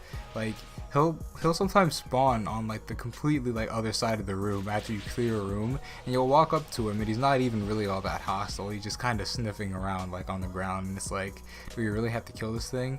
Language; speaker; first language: English; native; English